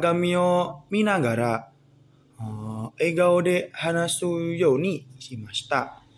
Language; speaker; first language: Japanese; non-native, learner; Indonesian